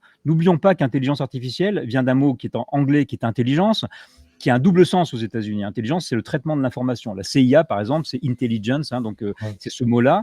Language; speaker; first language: French; native; French